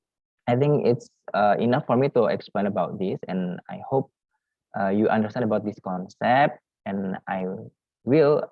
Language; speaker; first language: English; non-native, learner; Indonesian